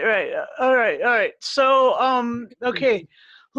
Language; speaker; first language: English; native; English